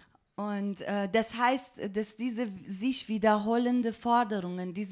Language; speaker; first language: German; non-native, fluent; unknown